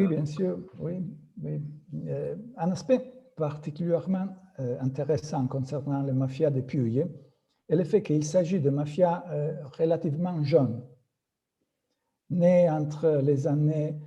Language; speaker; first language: French; non-native, fluent; Italian